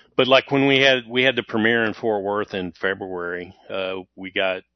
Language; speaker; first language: English; native; English